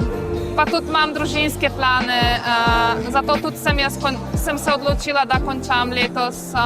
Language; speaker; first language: Slovenian; non-native, fluent; Polish